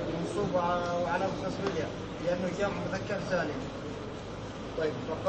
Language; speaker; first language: Arabic; non-native, learner; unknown